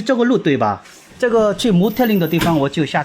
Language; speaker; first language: Chinese; non-native, fluent; Korean